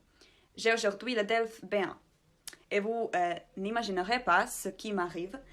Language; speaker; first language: French; non-native, learner; Croatian